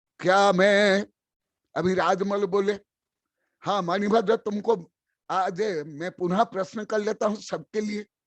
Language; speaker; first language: Hindi; non-native, local second language; Odia